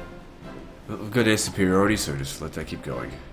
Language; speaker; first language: English; native; English